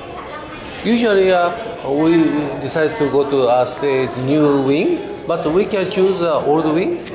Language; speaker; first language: English; non-native, learner; Japanese